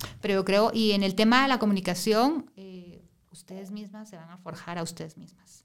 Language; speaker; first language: Spanish; native; Spanish